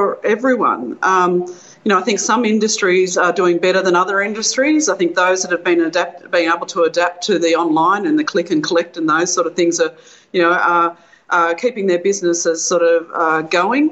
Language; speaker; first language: English; native; English